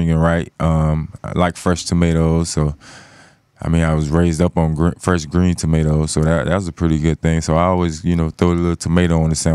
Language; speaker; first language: English; native; English